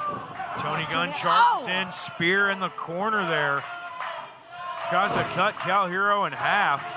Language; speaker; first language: English; native; English